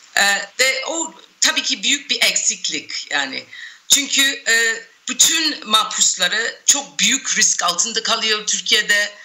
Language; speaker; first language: Turkish; non-native, fluent; English